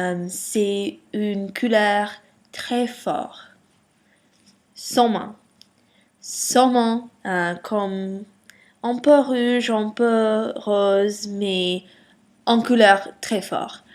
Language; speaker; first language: French; non-native, learner; English